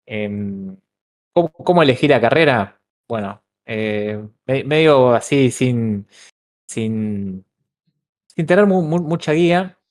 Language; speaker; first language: Spanish; native; Spanish